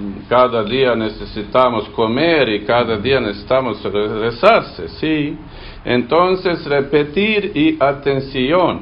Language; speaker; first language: Spanish; non-native, learner; Serbian